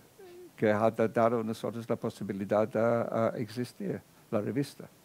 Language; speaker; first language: Spanish; non-native, fluent; English